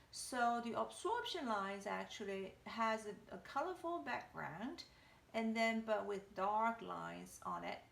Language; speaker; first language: English; non-native, fluent; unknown